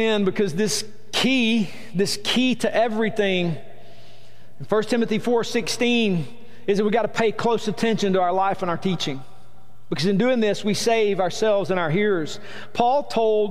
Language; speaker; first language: English; native; English